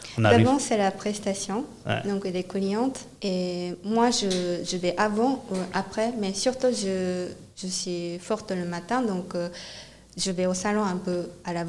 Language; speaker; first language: French; non-native, fluent; Japanese